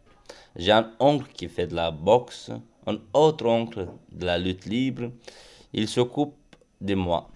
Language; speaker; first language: French; non-native, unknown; Romanian